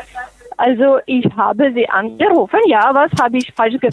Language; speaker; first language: German; non-native, fluent; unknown